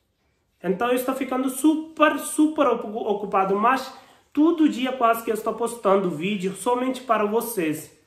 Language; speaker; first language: Portuguese; non-native, learner; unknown